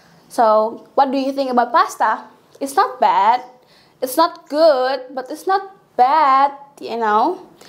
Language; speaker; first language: English; non-native, fluent; Indonesian